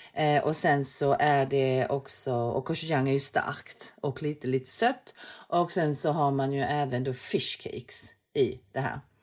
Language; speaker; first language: Swedish; early bilingual, other home language; Korean